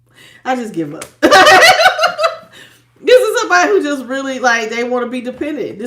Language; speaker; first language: English; native; English